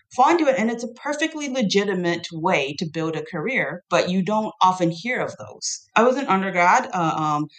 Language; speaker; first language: English; non-native, fluent; Chinese